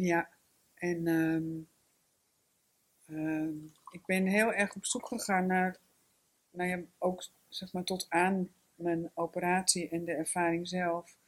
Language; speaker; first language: Dutch; native; Dutch